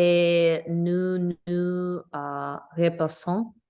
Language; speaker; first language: French; non-native, learner; English